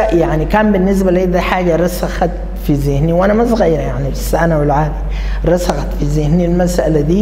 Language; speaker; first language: Arabic; native; Arabic